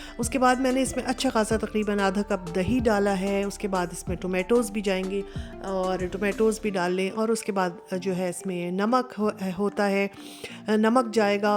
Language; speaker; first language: Urdu; native; Urdu